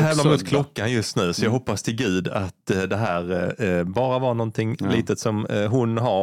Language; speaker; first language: Swedish; native; Swedish